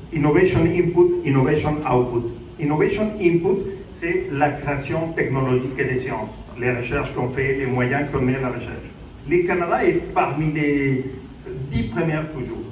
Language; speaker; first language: French; non-native, fluent; Spanish